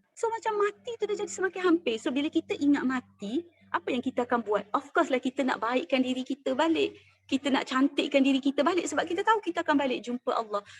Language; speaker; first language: Malay; native; Malay